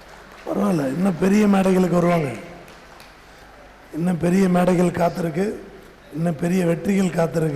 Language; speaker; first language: Tamil; native; Tamil